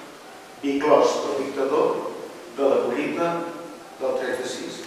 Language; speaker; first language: Catalan; native; Catalan